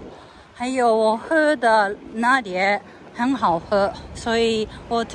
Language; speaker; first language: Chinese; non-native, learner; Japanese